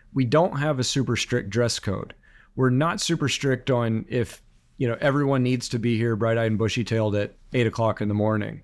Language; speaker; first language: English; native; English